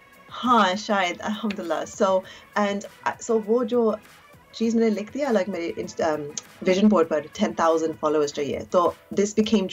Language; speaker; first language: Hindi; early bilingual, heritage; Urdu